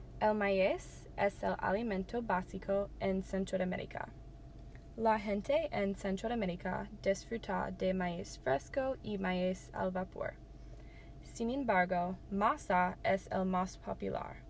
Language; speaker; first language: Spanish; non-native, learner; English